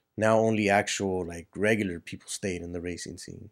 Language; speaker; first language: English; native; English